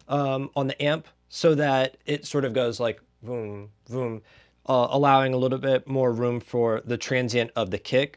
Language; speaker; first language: English; native; English